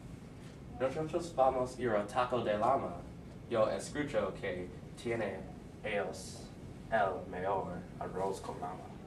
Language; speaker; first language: Spanish; non-native, learner; English